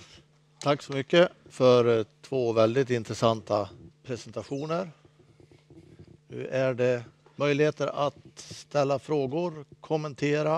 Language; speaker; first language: Swedish; native; Swedish